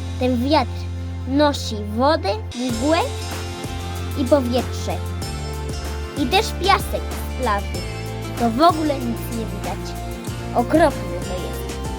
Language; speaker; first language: Polish; early bilingual, heritage; Polish